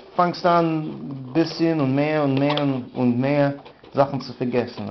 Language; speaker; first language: German; non-native, learner; English